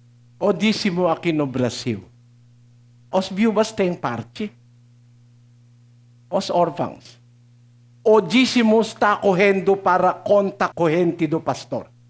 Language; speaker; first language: Portuguese; non-native, learner; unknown